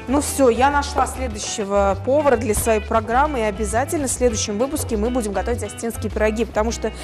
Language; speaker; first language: Russian; native; Russian